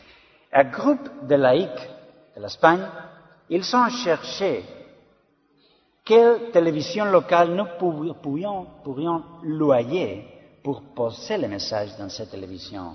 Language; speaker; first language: French; non-native, learner; Spanish